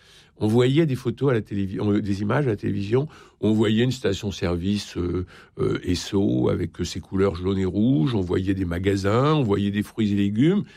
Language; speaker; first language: French; native; French